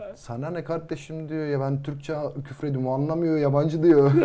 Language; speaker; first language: Turkish; native; Turkish